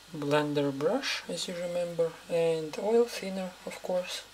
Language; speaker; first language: English; non-native, fluent; Russian